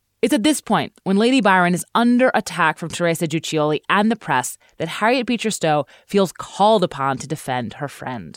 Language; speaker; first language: English; native; English